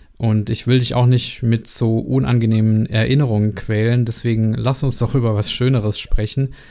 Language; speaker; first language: German; non-native, learner; Czech